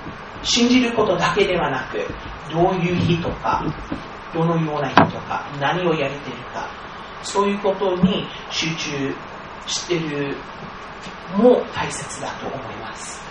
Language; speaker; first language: Japanese; non-native, fluent; English